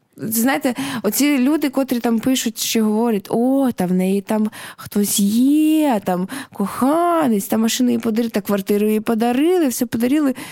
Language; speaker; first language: Ukrainian; non-native, local second language; Russian